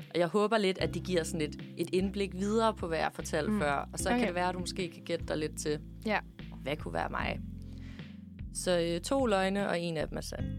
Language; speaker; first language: Danish; native; Danish